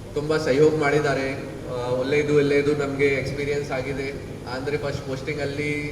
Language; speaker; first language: Kannada; non-native, learner; Hindi